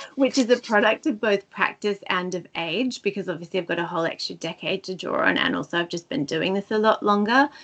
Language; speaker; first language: English; native; English